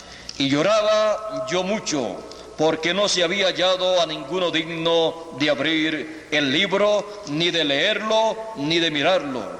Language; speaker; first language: Spanish; native; Spanish